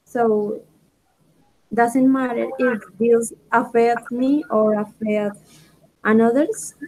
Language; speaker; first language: English; non-native, learner; Spanish